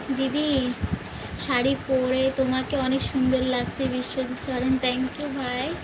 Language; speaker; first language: Bangla; non-native, local second language; Santali